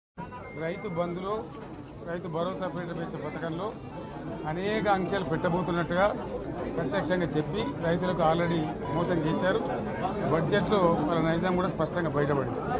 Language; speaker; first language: Telugu; native; Telugu